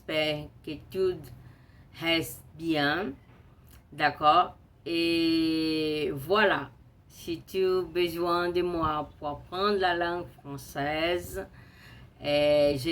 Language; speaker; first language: French; non-native, learner; Portuguese